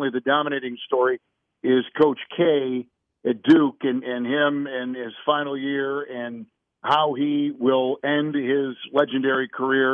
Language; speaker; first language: English; native; English